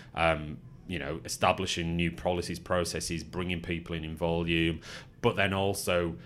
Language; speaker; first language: English; native; English